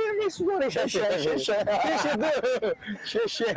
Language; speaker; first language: English; non-native, learner; Chinese